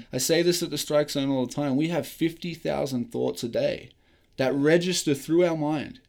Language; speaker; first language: English; native; English